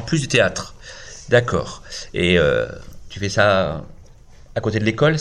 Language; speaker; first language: French; native; French